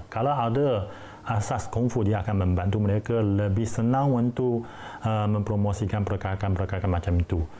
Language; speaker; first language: Malay; non-native, fluent; Chinese